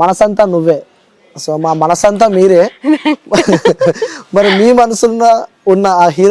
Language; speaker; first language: Telugu; native; Telugu